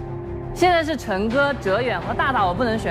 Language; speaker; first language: Chinese; native; Chinese